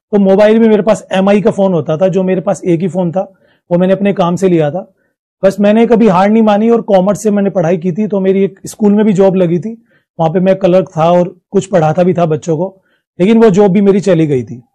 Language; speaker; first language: Hindi; native; Hindi